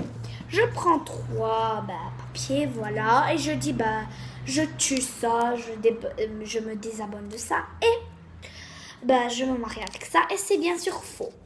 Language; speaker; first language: French; native; French